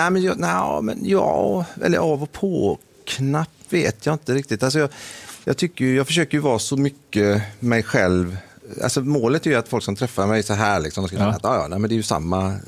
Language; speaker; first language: Swedish; native; Swedish